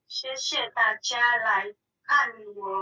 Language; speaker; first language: Chinese; non-native, learner; Indonesian